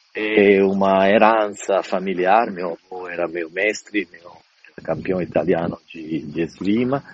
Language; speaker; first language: Portuguese; non-native, fluent; Italian